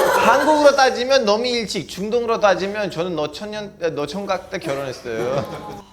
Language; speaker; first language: Korean; non-native, fluent; Turkish